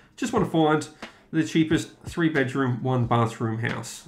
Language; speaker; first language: English; native; English